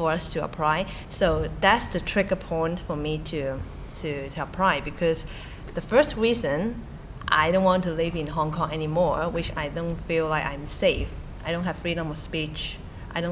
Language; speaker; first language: English; non-native, local second language; Cantonese